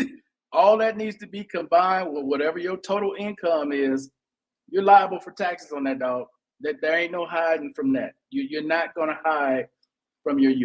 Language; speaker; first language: English; native; English